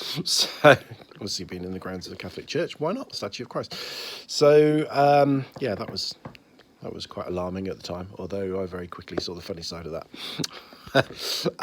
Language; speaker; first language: English; native; English